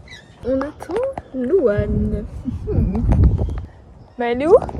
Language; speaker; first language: French; native; French